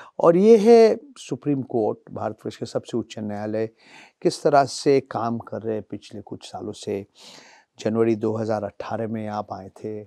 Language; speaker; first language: Hindi; non-native, local second language; Bangla